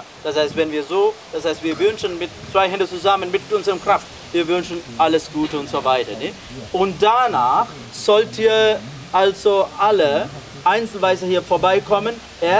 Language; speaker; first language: German; non-native, fluent; Sinhala